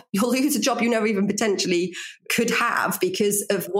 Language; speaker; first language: English; native; English